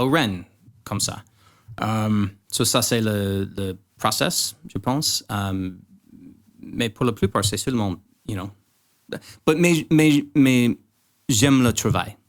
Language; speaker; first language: French; non-native, learner; English